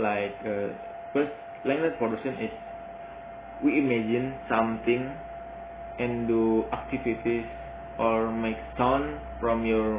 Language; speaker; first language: English; non-native, learner; Indonesian